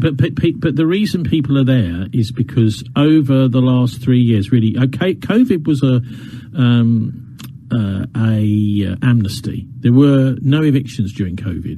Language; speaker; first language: English; native; English